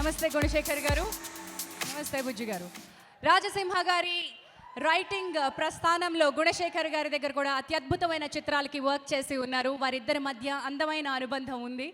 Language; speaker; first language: Telugu; native; Telugu